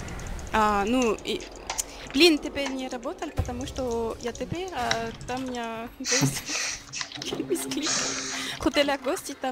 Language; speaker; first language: Russian; non-native, learner; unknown